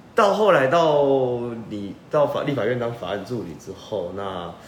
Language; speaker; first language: Chinese; native; Chinese